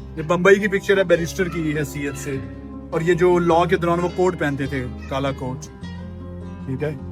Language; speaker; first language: Urdu; native; Urdu